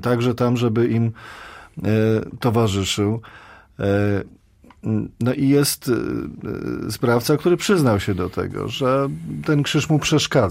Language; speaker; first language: Polish; native; Polish